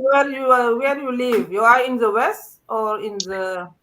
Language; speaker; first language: English; non-native, learner; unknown